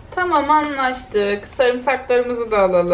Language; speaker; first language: Turkish; native; Turkish